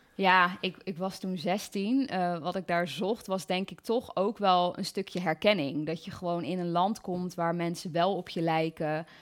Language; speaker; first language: Dutch; native; Dutch